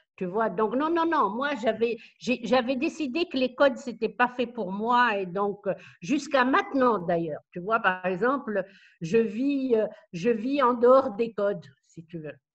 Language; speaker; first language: French; non-native, local second language; Arabic